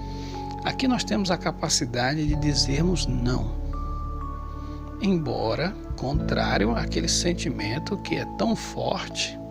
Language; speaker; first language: Portuguese; native; Portuguese